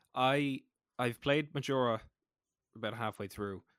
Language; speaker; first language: English; native; English